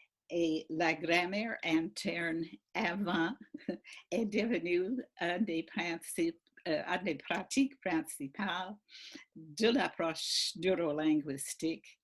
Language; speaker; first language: French; non-native, fluent; English